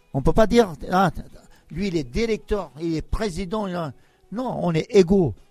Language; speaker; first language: French; non-native, fluent; Albanian